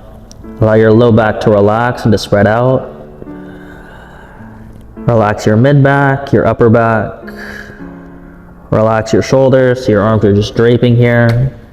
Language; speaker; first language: English; native; English